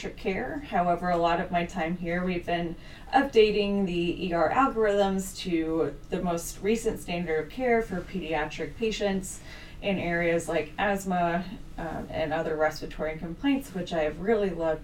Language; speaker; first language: English; native; English